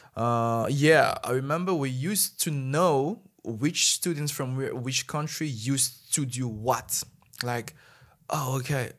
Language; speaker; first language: English; non-native, fluent; Malagasy